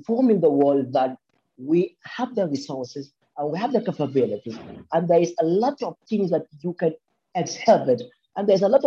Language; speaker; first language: English; non-native, local second language; Hausa